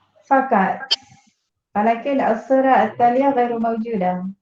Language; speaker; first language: Arabic; non-native, fluent; Malay